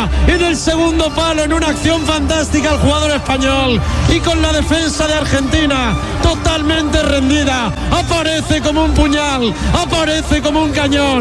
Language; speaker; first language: Spanish; native; Spanish